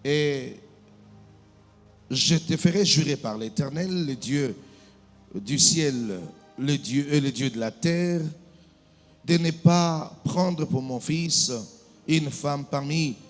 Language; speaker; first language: French; non-native, local second language; Lingala